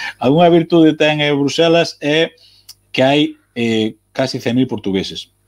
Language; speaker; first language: Galician; native; Galician